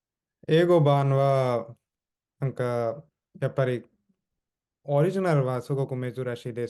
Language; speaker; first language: Japanese; non-native, fluent; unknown